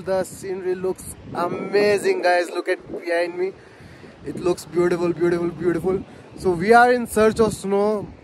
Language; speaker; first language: English; non-native, local second language; Hindi